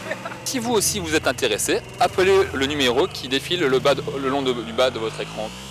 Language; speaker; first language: French; native; French